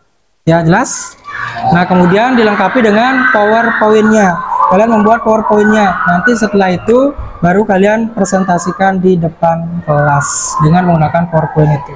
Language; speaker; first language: Indonesian; native; Indonesian